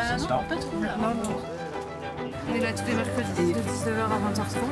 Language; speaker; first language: French; native; French